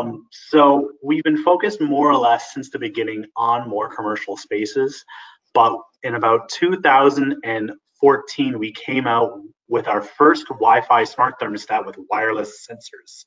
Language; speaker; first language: English; native; English